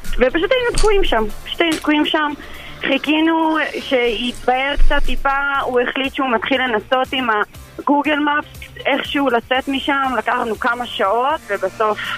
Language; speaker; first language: Hebrew; native; Hebrew